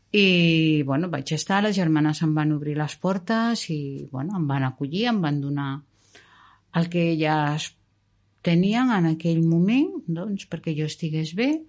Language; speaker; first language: Catalan; non-native, local second language; Spanish